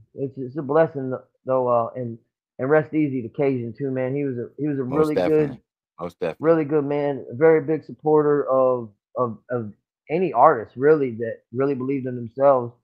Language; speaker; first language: English; native; English